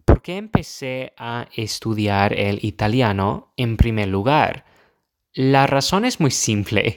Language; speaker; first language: Spanish; non-native, fluent; English